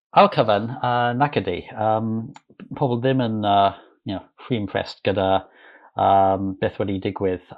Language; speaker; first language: Welsh; non-native, local second language; English